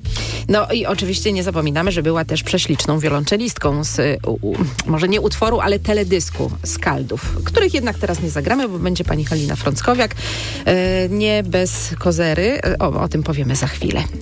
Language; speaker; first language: Polish; native; Polish